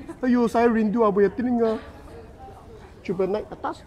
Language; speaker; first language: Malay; non-native, local second language; Cantonese